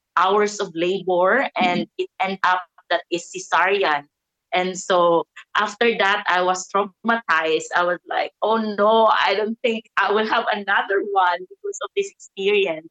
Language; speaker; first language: English; non-native, local second language; Cebuano